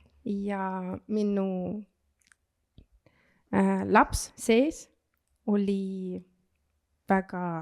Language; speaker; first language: Estonian; non-native, local second language; Russian